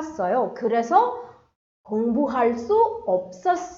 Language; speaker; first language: Korean; non-native, fluent; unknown